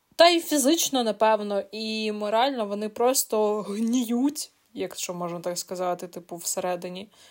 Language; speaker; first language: Ukrainian; non-native, local second language; Russian